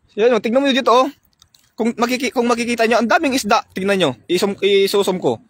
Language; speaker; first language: Filipino; non-native, local second language; Iloko